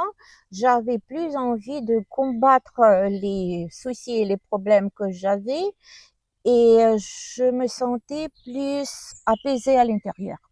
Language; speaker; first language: French; non-native, learner; Russian